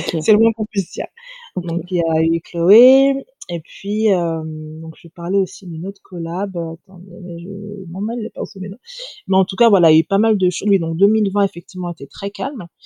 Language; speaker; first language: French; native; French